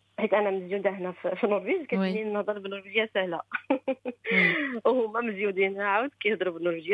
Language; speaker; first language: Arabic; early bilingual, heritage; Arabic